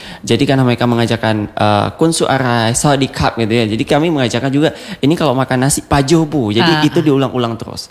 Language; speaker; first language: Indonesian; non-native, local second language; Achinese